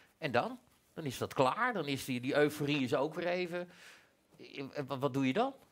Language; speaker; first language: Dutch; native; Dutch